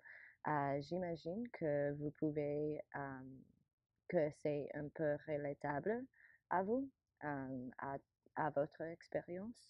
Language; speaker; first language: French; non-native, learner; English